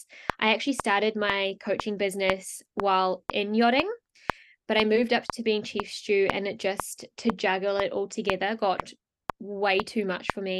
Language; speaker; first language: English; native; English